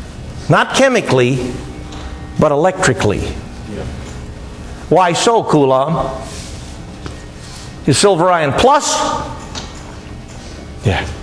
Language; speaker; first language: English; native; English